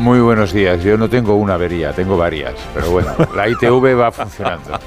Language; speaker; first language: Spanish; native; Spanish